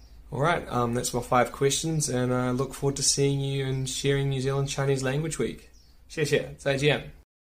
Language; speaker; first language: English; native; English